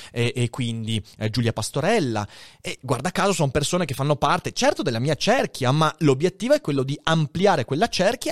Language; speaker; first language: Italian; native; Italian